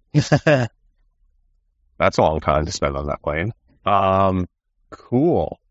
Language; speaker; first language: English; native; English